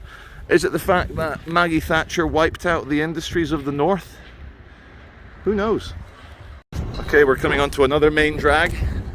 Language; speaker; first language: English; native; English